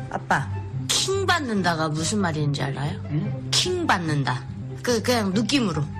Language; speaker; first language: Korean; native; Korean